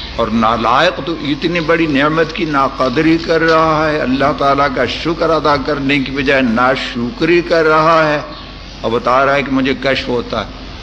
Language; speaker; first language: Urdu; native; Urdu